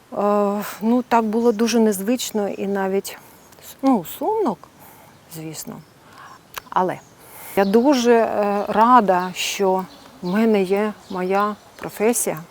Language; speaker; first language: Ukrainian; non-native, local second language; Russian